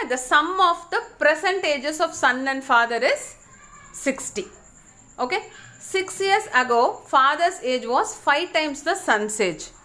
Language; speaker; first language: English; non-native, local second language; Tamil